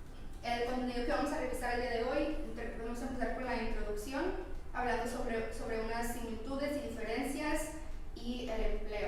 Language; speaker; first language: Spanish; non-native, fluent; English